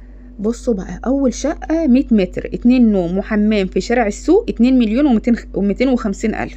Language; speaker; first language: Arabic; native; Arabic